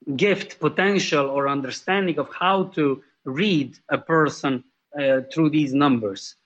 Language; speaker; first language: English; non-native, fluent; Slovenian